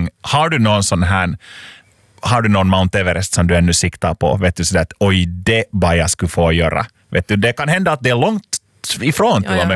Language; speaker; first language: Swedish; native; Swedish